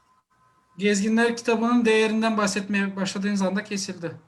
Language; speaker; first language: Turkish; native; Turkish